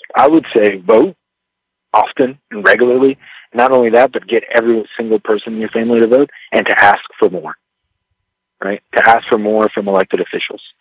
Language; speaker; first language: English; early bilingual, other home language; Spanish